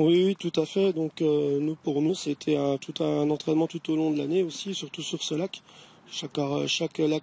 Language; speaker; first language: French; native; French